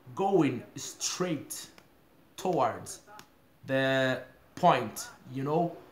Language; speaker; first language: English; non-native, fluent; Portuguese